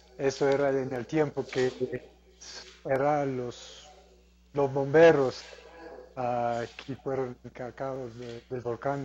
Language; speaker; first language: Spanish; non-native, fluent; English